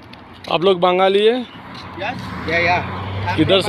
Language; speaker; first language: Hindi; non-native, learner; Bangla